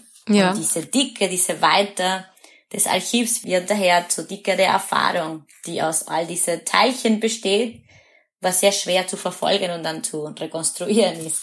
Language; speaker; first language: German; non-native, fluent; Spanish